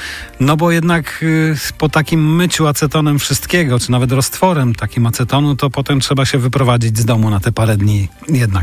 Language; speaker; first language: Polish; native; Polish